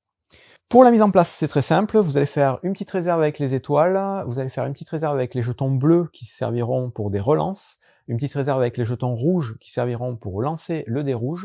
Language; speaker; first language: French; native; French